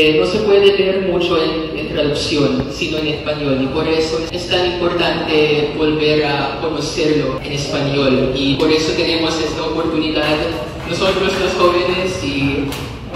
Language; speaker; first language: Spanish; non-native, fluent; Filipino